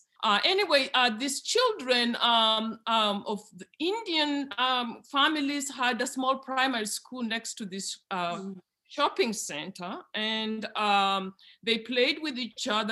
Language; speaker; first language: English; non-native, local second language; Luyia